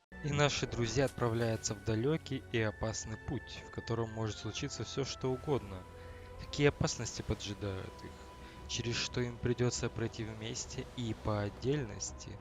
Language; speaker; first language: Russian; native; Russian